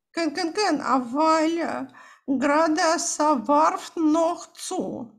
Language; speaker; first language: Hebrew; non-native, fluent; Russian